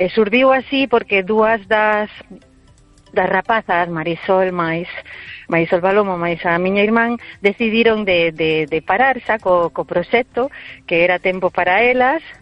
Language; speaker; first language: Galician; early bilingual, heritage; Galician